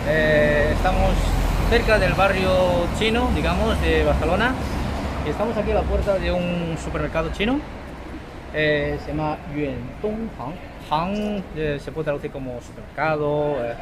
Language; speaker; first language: Spanish; non-native, fluent; Chinese